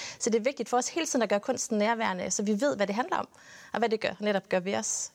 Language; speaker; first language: Danish; native; Danish